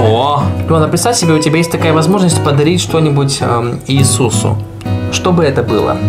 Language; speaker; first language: Russian; native; Russian